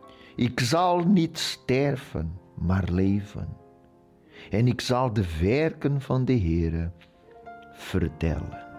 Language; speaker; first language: Dutch; non-native, local second language; Portuguese